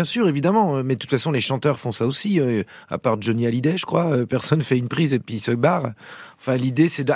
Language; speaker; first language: French; native; French